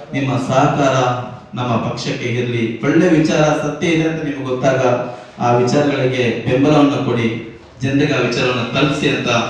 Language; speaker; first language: Kannada; native; Kannada